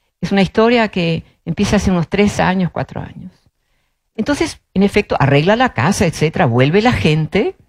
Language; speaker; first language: Spanish; early bilingual, other home language; Dutch